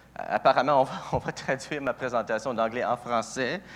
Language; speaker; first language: French; non-native, local second language; English